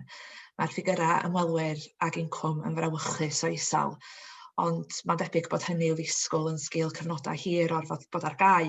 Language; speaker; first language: Welsh; native; Welsh